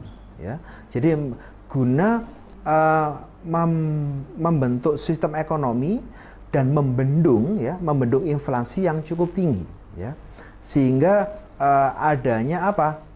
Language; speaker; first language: Indonesian; native; Indonesian